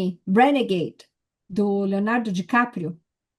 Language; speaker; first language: Portuguese; native; Portuguese